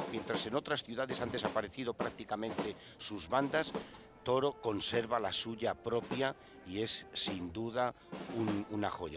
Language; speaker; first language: Spanish; native; Spanish